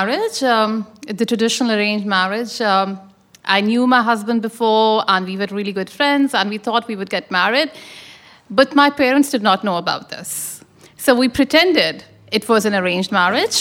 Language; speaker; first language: English; non-native, local second language; Urdu